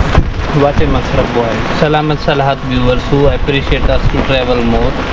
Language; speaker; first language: Filipino; non-native, learner; Hindi